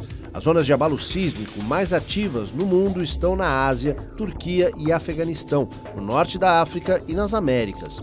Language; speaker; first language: Portuguese; native; Portuguese